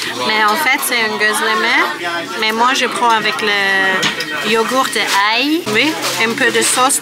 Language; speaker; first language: French; non-native, learner; Turkish